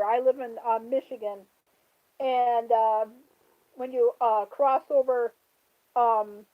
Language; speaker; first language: English; native; English